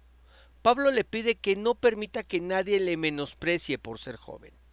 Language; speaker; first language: Spanish; native; Spanish